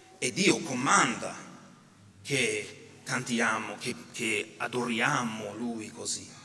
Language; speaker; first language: Italian; non-native, fluent; English